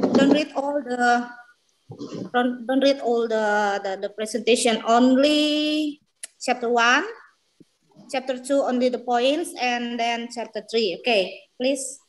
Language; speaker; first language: English; non-native, fluent; Indonesian